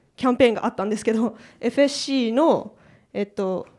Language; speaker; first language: Japanese; native; Japanese